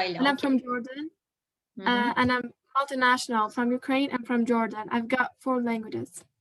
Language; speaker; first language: English; non-native, learner; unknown